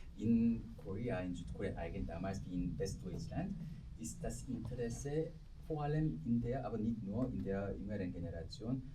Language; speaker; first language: German; non-native, fluent; Korean